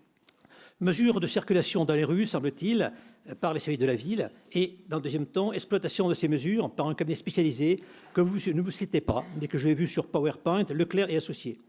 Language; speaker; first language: French; native; French